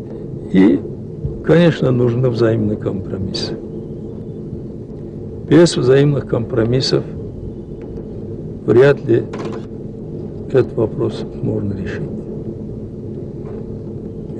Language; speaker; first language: Russian; non-native, fluent; Azerbaijani